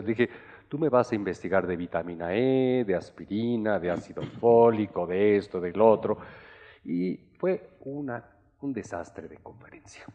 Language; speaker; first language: Spanish; native; Spanish